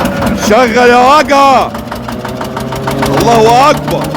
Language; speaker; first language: Arabic; native; Arabic